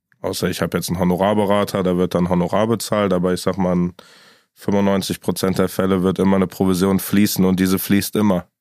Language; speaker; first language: German; native; German